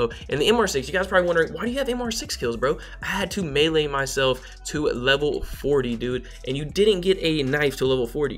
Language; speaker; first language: English; native; English